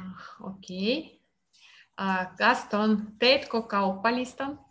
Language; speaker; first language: Finnish; non-native, learner; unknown